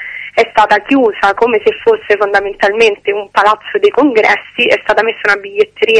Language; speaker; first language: Italian; native; Italian